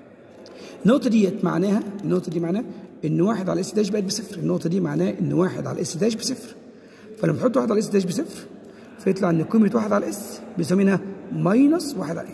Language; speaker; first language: Arabic; native; Arabic